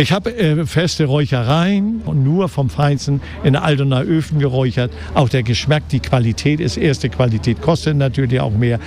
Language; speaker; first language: German; native; German